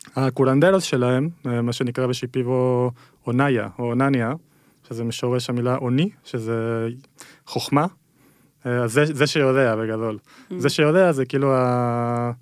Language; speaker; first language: Hebrew; early bilingual, other home language; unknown